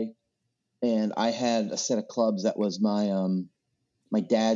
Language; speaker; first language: English; native; English